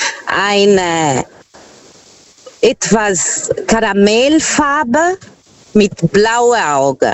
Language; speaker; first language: German; non-native, learner; Portuguese